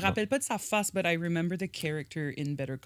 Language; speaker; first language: French; native; French